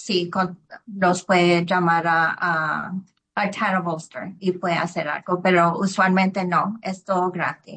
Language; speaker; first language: Spanish; early bilingual, heritage; Spanish